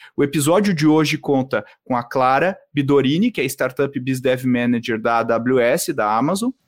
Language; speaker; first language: Portuguese; native; Portuguese